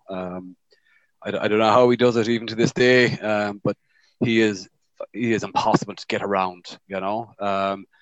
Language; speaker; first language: English; native; English